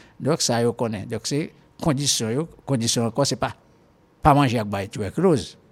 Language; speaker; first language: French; non-native, local second language; Haitian Creole